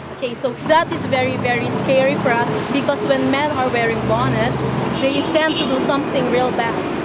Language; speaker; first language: English; non-native, local second language; Filipino